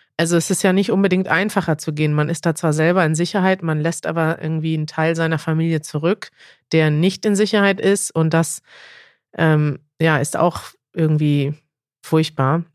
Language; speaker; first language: German; native; German